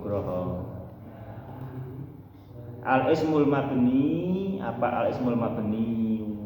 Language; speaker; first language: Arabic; non-native, fluent; Indonesian